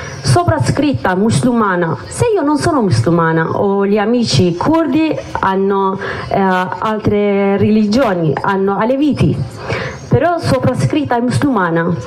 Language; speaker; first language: Italian; non-native, learner; Kurdish